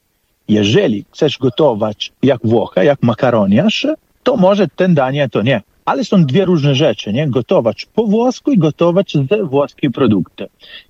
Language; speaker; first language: Polish; non-native, fluent; Italian